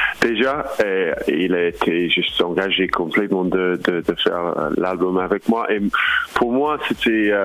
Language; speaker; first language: French; non-native, learner; English